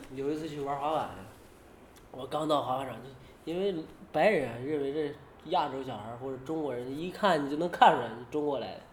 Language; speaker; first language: Chinese; native; Chinese